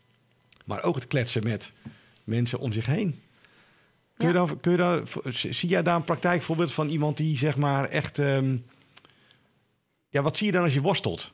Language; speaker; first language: Dutch; native; Dutch